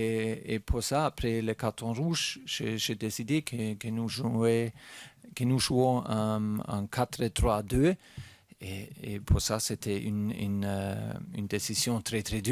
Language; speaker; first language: French; non-native, learner; German